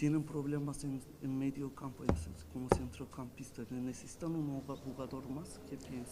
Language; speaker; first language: Spanish; non-native, learner; Turkish